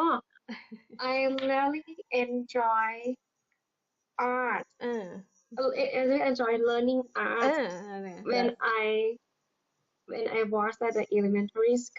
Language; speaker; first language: English; non-native, learner; Thai